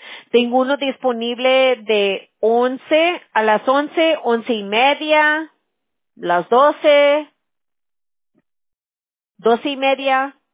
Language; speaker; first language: Spanish; early bilingual, heritage; Spanish